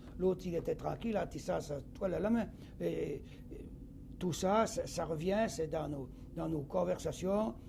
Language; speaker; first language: French; native; French